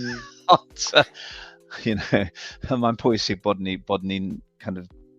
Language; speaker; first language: Welsh; non-native, fluent; English